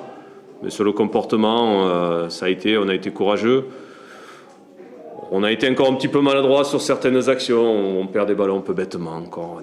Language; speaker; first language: French; native; French